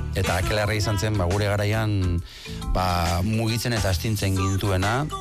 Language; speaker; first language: Basque; native; Basque